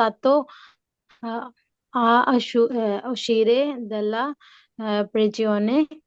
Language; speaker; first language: Italian; non-native, learner; Urdu